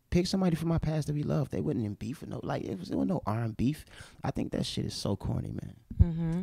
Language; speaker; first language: English; native; English